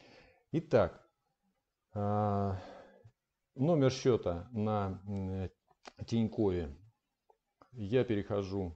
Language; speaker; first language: Russian; native; Russian